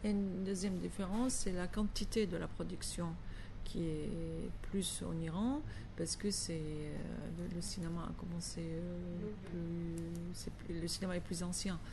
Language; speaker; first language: French; non-native, fluent; Arabic